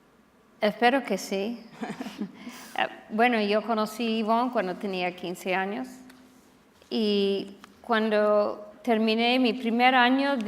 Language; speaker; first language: Spanish; non-native, fluent; English